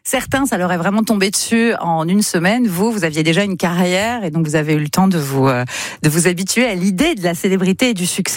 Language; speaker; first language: French; native; French